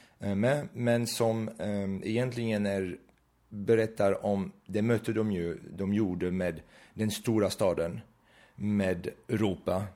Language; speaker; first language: Swedish; non-native, fluent; French